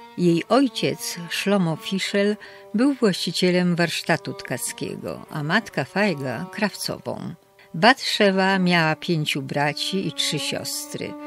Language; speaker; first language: Polish; native; Polish